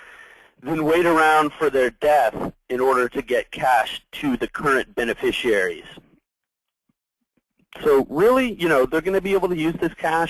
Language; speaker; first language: English; native; English